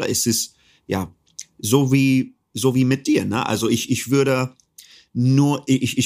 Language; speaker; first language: German; non-native, fluent; English